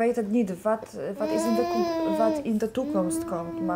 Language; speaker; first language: Dutch; non-native, learner; Polish